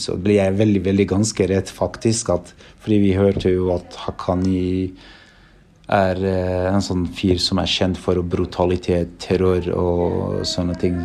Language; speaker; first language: Norwegian; non-native, fluent; Persian